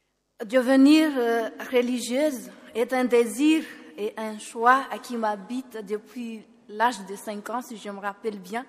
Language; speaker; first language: French; non-native, local second language; Malagasy